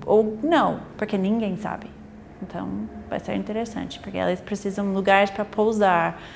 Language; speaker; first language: Portuguese; non-native, fluent; English